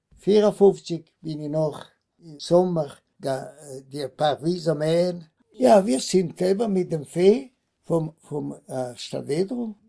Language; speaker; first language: German; non-native, local second language; Italian